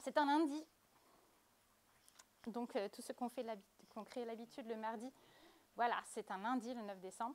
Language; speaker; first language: French; native; French